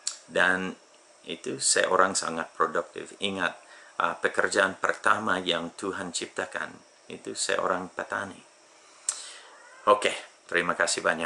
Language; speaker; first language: Indonesian; non-native, fluent; English